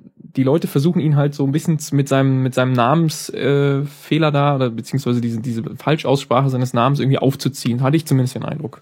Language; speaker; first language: German; native; German